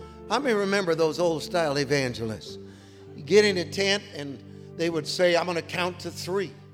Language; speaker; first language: English; early bilingual, other home language; Spanish